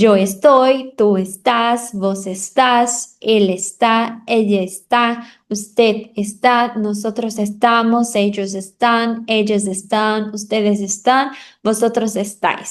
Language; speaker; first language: Spanish; non-native, fluent; Portuguese